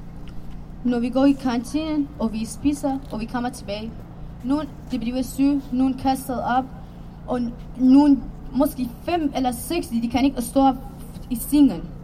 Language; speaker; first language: Danish; non-native, learner; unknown